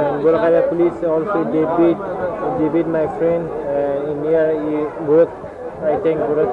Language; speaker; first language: English; non-native, learner; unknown